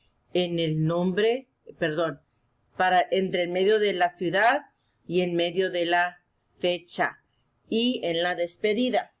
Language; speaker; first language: Spanish; early bilingual, heritage; Spanish